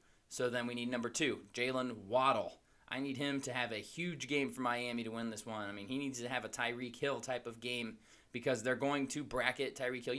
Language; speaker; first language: English; native; English